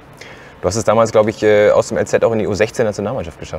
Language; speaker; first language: German; native; German